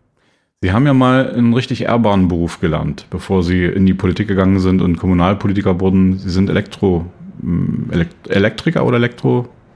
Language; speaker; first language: German; native; German